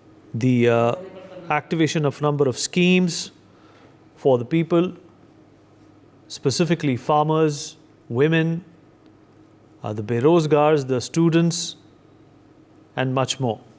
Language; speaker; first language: English; non-native, local second language; Hindi